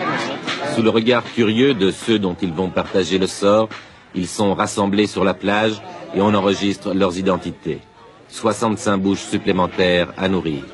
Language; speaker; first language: French; native; French